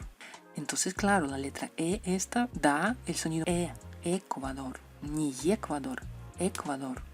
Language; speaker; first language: Spanish; non-native, fluent; Russian